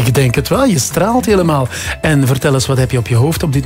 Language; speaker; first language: Dutch; native; Dutch